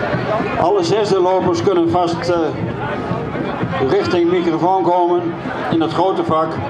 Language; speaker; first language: Dutch; native; Dutch